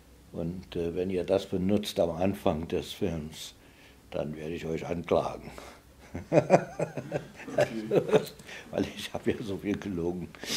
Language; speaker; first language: German; native; German